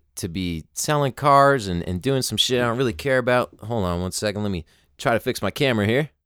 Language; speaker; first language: English; native; English